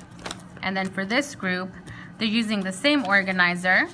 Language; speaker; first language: English; native; English